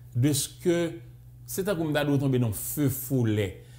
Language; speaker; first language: French; native; French